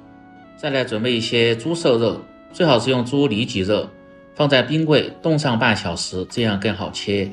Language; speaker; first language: Chinese; native; Chinese